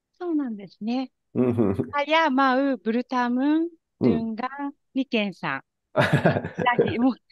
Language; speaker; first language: Indonesian; non-native, learner; Japanese